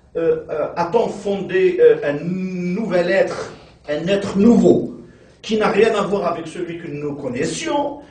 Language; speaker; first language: French; non-native, local second language; Arabic